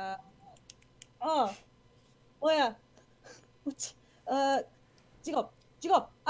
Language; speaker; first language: Korean; non-native, learner; English